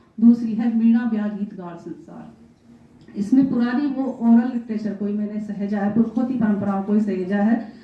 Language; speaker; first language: Hindi; non-native, local second language; Rajasthani